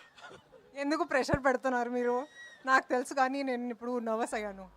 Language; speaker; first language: Telugu; non-native, fluent; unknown